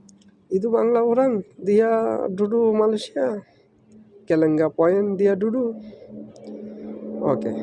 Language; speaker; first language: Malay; non-native, learner; Bangla